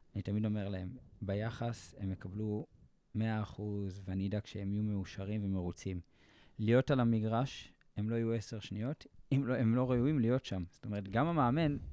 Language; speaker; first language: Hebrew; native; Hebrew